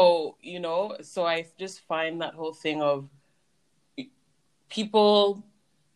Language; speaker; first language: English; native; English